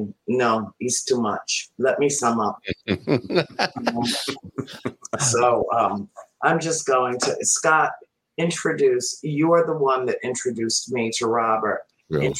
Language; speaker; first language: English; native; English